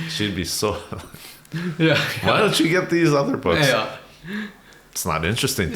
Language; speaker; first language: English; native; English